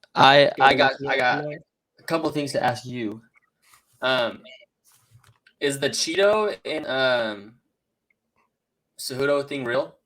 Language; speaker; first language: English; native; English